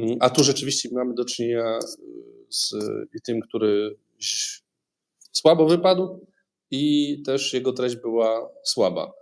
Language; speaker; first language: Polish; native; Polish